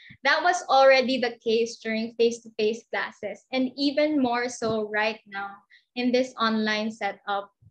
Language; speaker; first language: English; non-native, local second language; Filipino